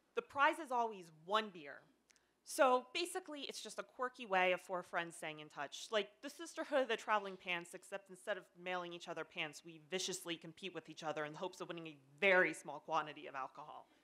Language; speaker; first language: English; native; English